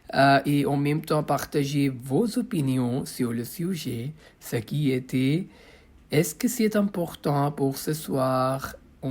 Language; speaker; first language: French; non-native, fluent; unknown